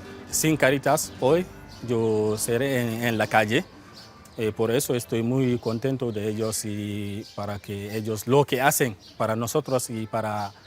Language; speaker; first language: Spanish; non-native, learner; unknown